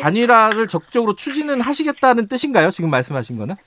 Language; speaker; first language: Korean; native; Korean